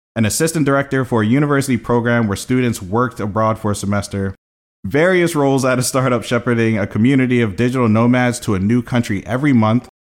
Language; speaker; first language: English; native; English